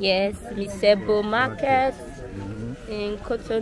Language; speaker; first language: English; non-native, local second language; Yoruba